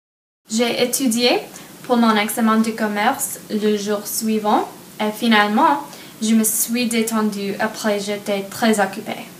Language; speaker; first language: French; non-native, learner; English